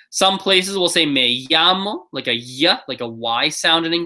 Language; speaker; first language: Spanish; non-native, learner; English